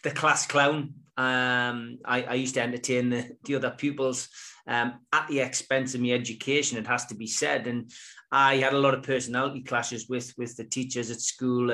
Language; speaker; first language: English; native; English